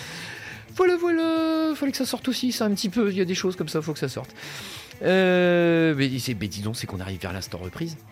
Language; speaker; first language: French; native; French